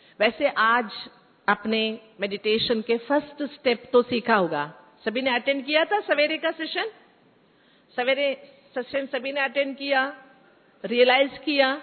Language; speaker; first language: Hindi; non-native, local second language; Kannada